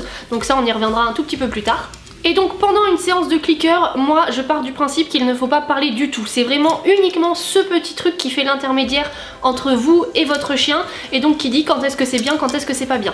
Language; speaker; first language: French; native; French